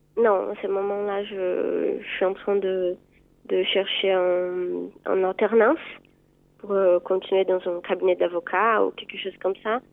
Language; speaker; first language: French; non-native, fluent; Portuguese